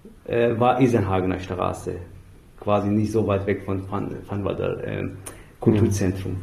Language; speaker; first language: German; non-native, fluent; Persian